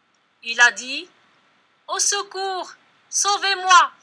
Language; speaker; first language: French; non-native, local second language; Arabic